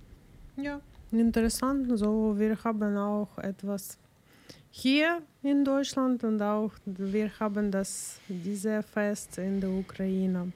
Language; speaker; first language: German; non-native, learner; Ukrainian